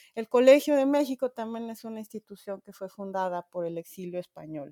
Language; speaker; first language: Spanish; native; Spanish